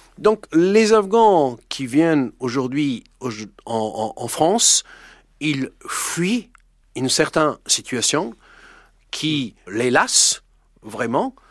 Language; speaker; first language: French; non-native, fluent; Persian